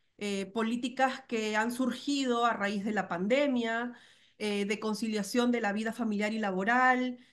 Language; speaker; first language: Spanish; native; Spanish